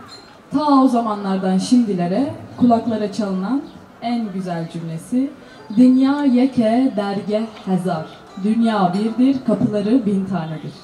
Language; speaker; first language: Turkish; native; Turkish